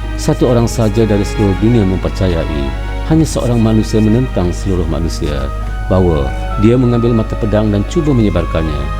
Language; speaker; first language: Malay; native; Malay